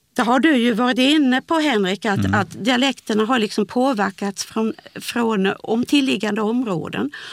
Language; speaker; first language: Swedish; native; Swedish